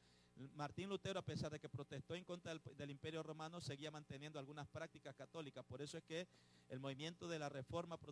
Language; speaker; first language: Spanish; native; Spanish